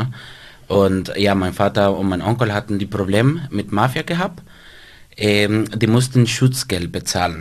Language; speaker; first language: German; non-native, fluent; Spanish